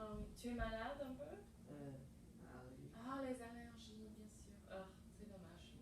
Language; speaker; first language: French; non-native, fluent; English